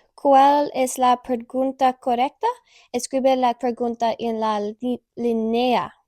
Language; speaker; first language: Spanish; non-native, learner; English